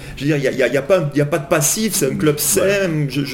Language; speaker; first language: French; native; French